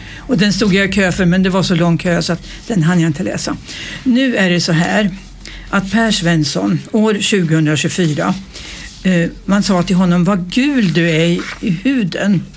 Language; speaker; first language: Swedish; native; Swedish